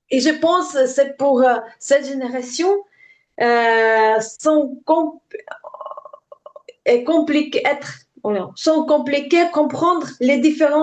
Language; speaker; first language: French; non-native, learner; Ukrainian